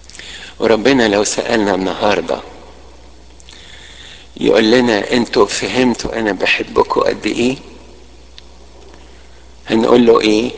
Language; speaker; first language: Arabic; native; Arabic